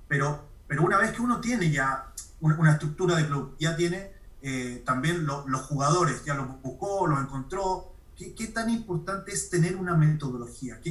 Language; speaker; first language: Spanish; native; Spanish